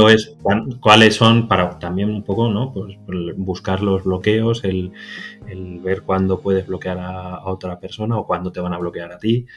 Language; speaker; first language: Spanish; native; Spanish